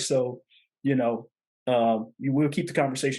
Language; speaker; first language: English; native; English